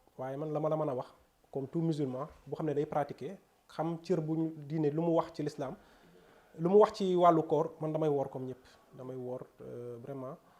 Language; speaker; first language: Wolof; non-native, local second language; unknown